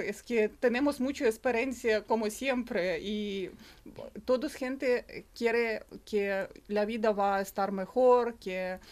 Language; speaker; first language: Spanish; non-native, learner; Ukrainian